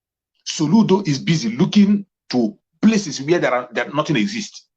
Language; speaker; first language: English; non-native, local second language; Igbo